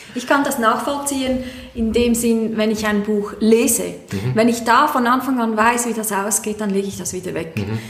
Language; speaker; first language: German; native; German